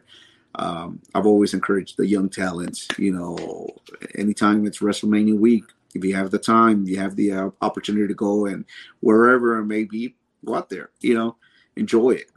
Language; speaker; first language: English; native; English